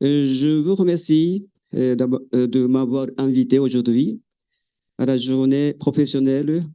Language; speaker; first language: French; non-native, fluent; Japanese